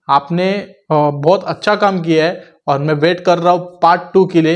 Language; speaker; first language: Hindi; non-native, local second language; Marathi